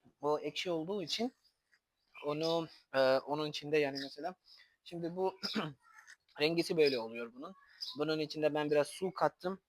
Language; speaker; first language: Turkish; non-native, fluent; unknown